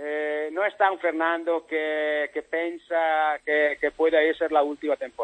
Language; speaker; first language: Spanish; non-native, learner; Italian